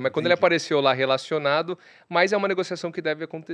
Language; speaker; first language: Portuguese; native; Portuguese